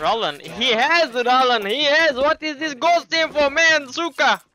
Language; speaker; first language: English; non-native, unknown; Turkish